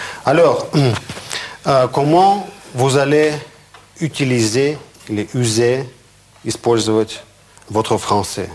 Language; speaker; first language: French; non-native, fluent; Russian